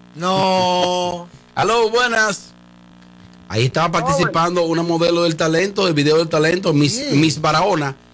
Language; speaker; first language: Spanish; native; Spanish